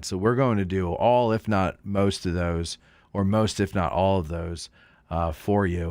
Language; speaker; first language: English; native; English